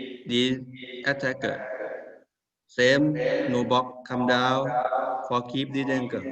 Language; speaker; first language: English; non-native, learner; Thai